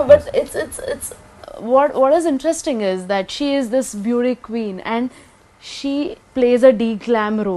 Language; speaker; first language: English; non-native, local second language; Hindi